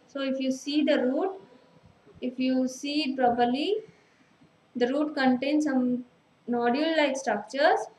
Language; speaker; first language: English; non-native, local second language; Telugu